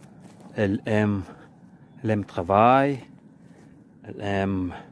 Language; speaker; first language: French; non-native, learner; Ukrainian